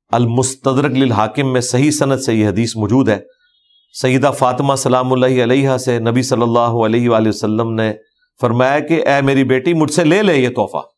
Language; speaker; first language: Urdu; non-native, local second language; Punjabi